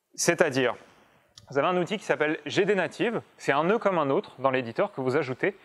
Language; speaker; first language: French; native; French